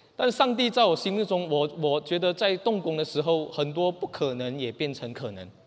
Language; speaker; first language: Chinese; native; Chinese